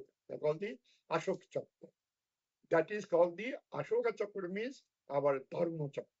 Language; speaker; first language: English; non-native, fluent; Bangla